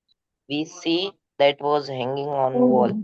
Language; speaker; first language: English; non-native, learner; Marathi